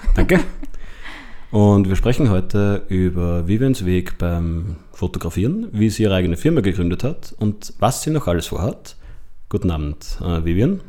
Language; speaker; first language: German; native; German